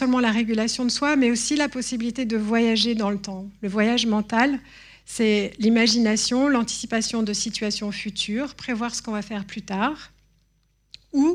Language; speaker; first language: French; native; French